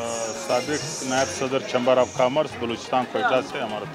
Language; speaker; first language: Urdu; non-native, local second language; Pashto